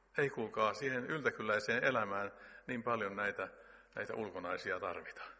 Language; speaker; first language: Finnish; native; Finnish